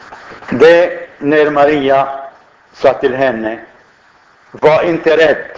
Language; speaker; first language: Swedish; non-native, fluent; Arabic